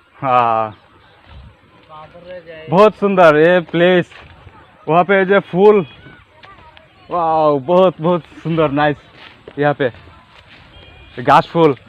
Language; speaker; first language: Hindi; non-native, learner; Bangla